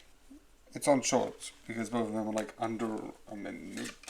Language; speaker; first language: English; native; English